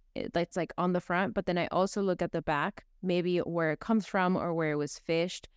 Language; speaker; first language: English; early bilingual, other home language; Spanish